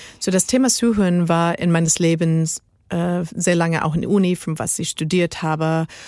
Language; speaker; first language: German; non-native, learner; Spanish